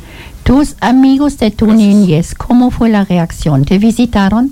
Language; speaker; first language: Spanish; non-native, learner; German